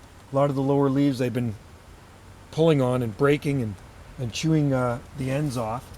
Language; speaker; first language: English; native; English